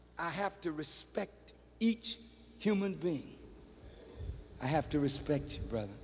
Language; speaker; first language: English; native; English